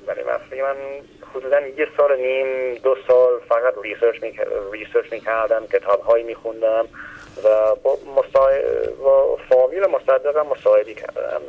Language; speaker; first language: Persian; early bilingual, heritage; Persian